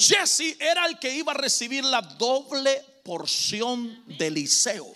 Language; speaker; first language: Spanish; native; Spanish